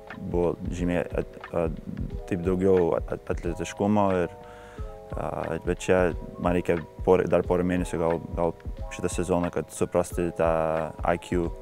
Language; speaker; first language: Lithuanian; early bilingual, heritage; Lithuanian